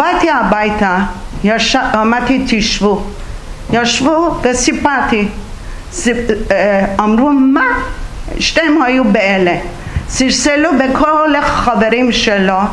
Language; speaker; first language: Hebrew; non-native, learner; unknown